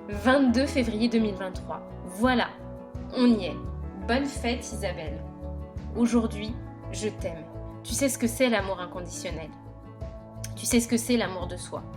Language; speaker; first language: French; native; French